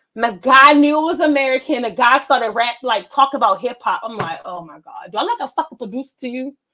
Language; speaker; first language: English; native; English